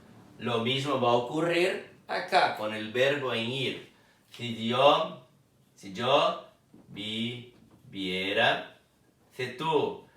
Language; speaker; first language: Spanish; non-native, fluent; Portuguese